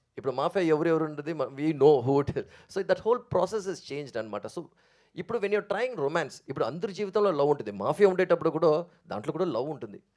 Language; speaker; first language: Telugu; native; Telugu